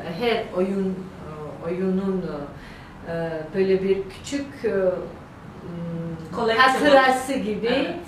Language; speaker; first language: Turkish; non-native, learner; Georgian